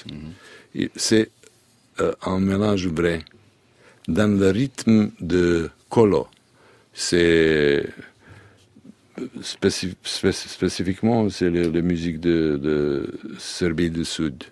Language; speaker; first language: French; non-native, learner; Serbian